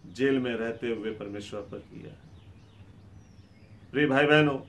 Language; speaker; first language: Hindi; native; Hindi